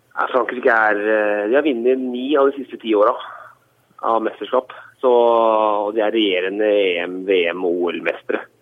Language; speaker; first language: Norwegian; native; Norwegian